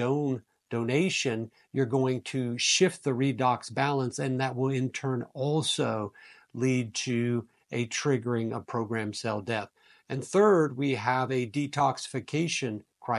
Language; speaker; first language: English; native; English